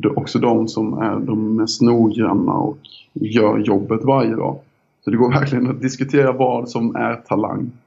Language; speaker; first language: Swedish; native; Swedish